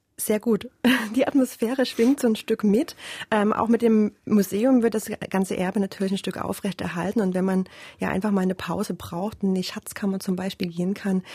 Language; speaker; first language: German; native; German